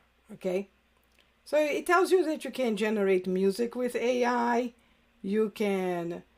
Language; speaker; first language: English; native; English